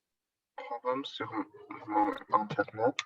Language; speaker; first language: French; non-native, learner; Chinese